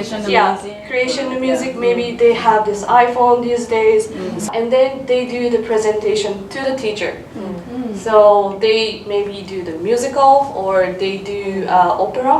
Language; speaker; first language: English; non-native, learner; Japanese